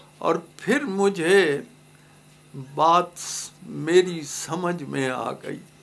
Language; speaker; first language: Urdu; non-native, local second language; Punjabi